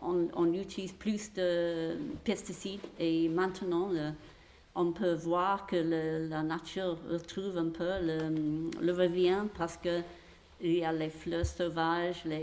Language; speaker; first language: French; non-native, fluent; English